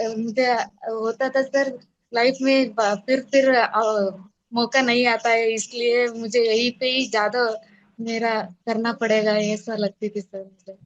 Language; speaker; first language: Hindi; non-native, local second language; Kannada